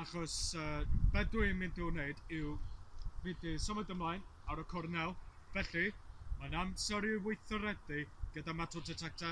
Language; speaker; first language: Welsh; non-native, learner; English